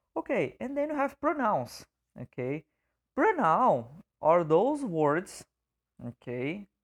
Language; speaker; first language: English; non-native, fluent; Portuguese